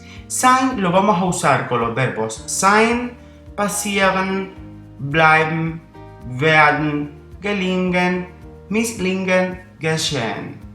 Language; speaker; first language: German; non-native, fluent; Spanish